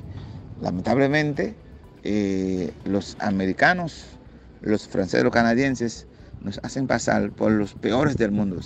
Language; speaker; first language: Spanish; non-native, fluent; Haitian Creole